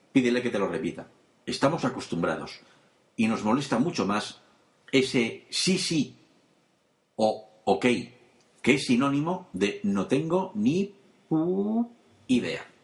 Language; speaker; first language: Spanish; native; Spanish